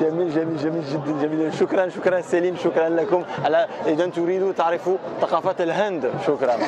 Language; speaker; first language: Arabic; early bilingual, heritage; Arabic